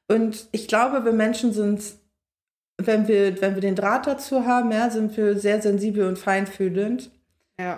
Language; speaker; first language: German; native; German